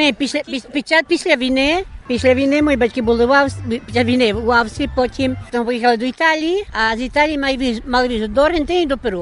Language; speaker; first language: Ukrainian; early bilingual, heritage; Ukrainian